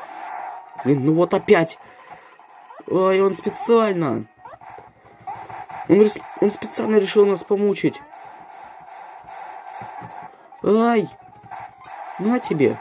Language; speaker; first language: Russian; native; Russian